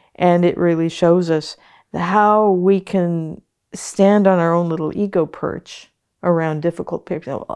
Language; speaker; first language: English; native; English